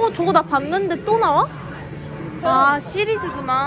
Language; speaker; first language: Korean; early bilingual, heritage; Korean